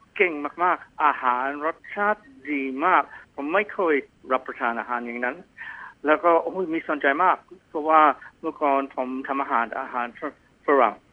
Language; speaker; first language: Thai; non-native, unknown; English